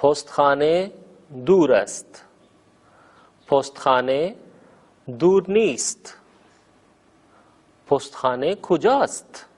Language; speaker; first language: Persian; non-native, fluent; Urdu